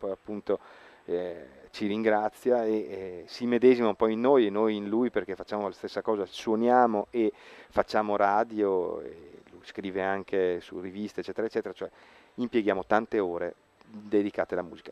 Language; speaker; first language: Italian; native; Italian